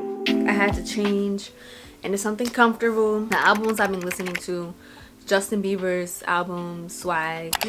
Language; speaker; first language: English; native; English